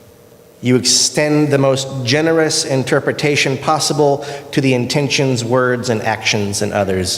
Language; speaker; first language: English; native; English